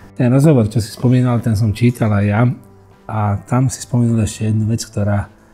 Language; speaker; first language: Slovak; non-native, local second language; Hungarian